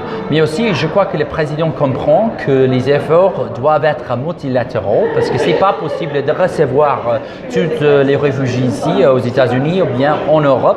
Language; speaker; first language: French; non-native, fluent; English